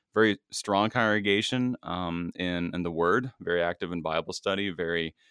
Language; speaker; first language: English; native; English